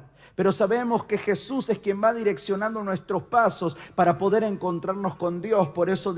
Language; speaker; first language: Spanish; native; Spanish